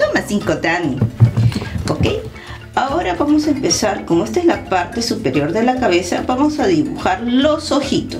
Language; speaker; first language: Spanish; native; Spanish